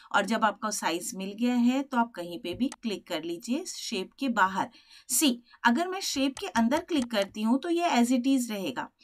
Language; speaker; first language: Hindi; native; Hindi